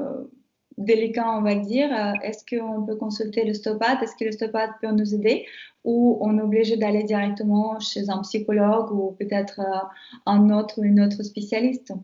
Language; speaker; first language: French; non-native, fluent; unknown